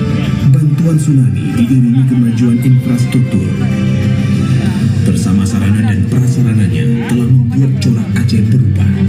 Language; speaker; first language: Indonesian; native; Indonesian